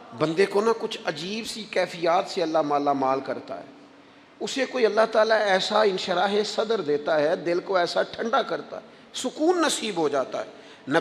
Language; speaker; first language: Urdu; non-native, local second language; Punjabi